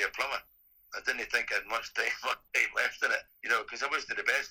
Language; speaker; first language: English; native; English